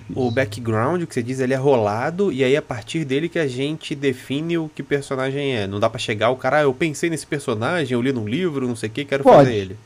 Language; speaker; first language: Portuguese; native; Portuguese